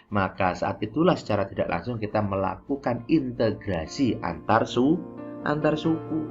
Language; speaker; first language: Malay; non-native, local second language; Javanese